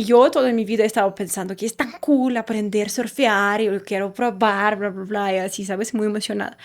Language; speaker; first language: Spanish; non-native, fluent; Russian